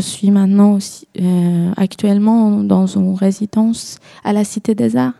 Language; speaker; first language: French; non-native, learner; Persian